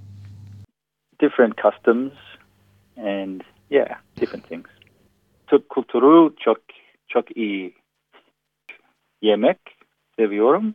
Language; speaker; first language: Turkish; non-native, learner; English